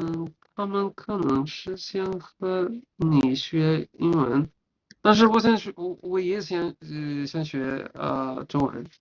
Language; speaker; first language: Chinese; non-native, learner; Arabic